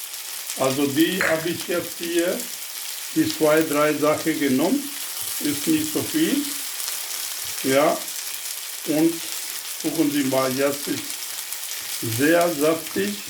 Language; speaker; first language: German; non-native, learner; Urdu